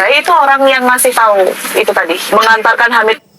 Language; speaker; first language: Indonesian; native; Indonesian